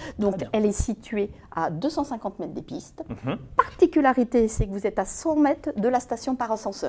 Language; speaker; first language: French; native; French